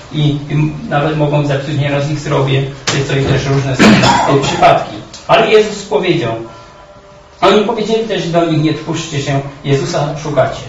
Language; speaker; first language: Polish; native; Polish